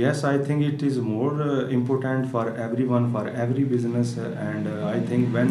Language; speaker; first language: English; non-native, learner; Punjabi